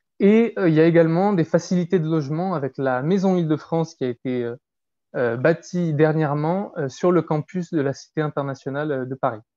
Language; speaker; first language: French; native; French